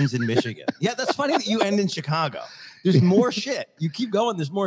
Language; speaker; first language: English; native; English